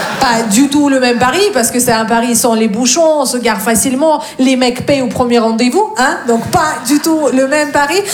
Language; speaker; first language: French; non-native, fluent; Russian